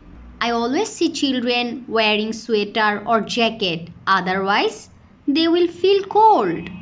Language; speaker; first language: English; non-native, fluent; Bangla